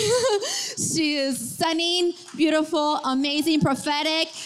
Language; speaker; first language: English; native; English